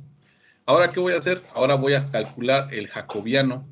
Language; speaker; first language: Spanish; native; Spanish